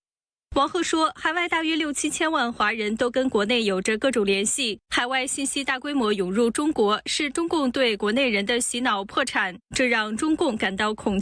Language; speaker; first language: Chinese; native; Chinese